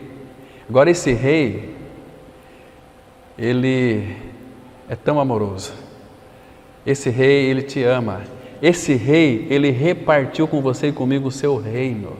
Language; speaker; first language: Portuguese; native; Portuguese